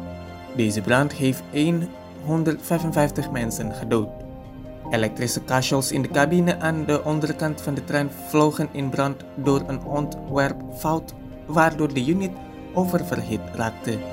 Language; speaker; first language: Dutch; non-native, fluent; Indonesian